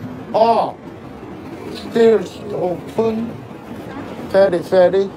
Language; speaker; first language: English; non-native, learner; Korean